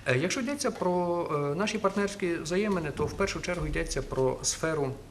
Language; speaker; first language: Ukrainian; native; Ukrainian